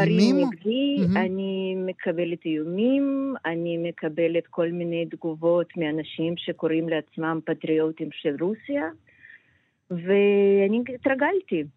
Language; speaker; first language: Hebrew; non-native, fluent; Russian